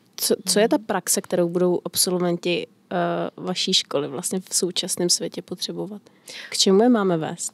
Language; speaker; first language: Czech; native; Czech